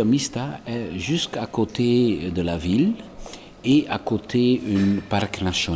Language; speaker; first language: French; non-native, local second language; Dutch